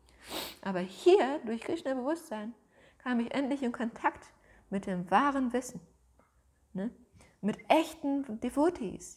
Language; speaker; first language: German; native; German